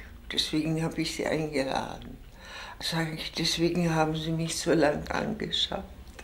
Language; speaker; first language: German; non-native, fluent; Czech